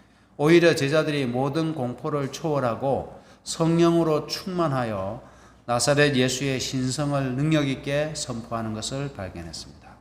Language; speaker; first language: Korean; native; Korean